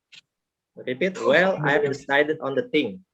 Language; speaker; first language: English; non-native, local second language; Indonesian